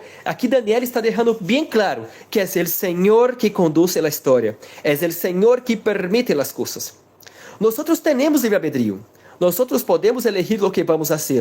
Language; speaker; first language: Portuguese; non-native, fluent; Spanish